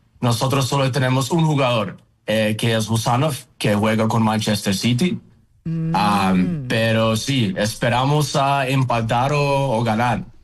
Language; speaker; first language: Spanish; non-native, fluent; Uzbek